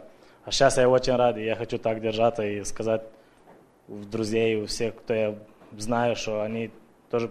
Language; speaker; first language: Russian; early bilingual, heritage; Russian